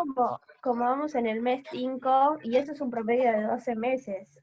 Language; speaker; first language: Spanish; native; Spanish